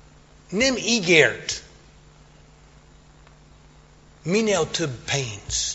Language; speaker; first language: Hungarian; non-native, fluent; English